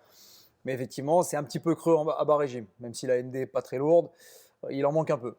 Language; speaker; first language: French; native; French